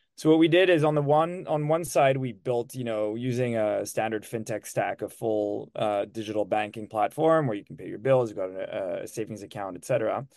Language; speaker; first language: English; non-native, fluent; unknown